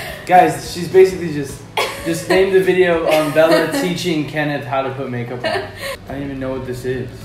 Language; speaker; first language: English; native; English